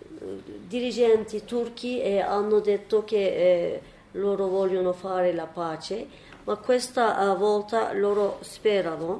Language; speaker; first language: Italian; non-native, learner; Turkish